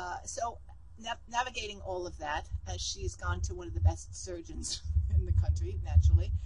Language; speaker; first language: English; native; English